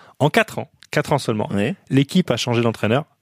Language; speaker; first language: French; native; French